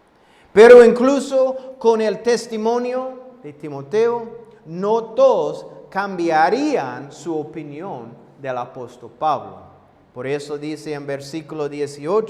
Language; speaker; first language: Spanish; non-native, fluent; English